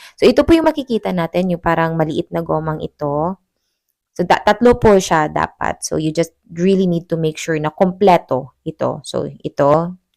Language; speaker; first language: Filipino; non-native, local second language; Cebuano